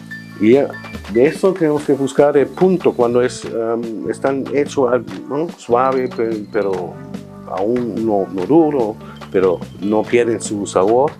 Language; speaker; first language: Spanish; non-native, fluent; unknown